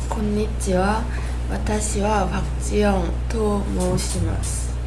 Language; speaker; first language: Japanese; non-native, learner; Korean